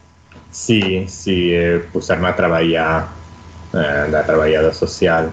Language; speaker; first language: Catalan; non-native, fluent; Italian